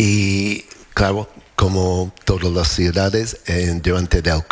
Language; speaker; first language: Spanish; non-native, learner; English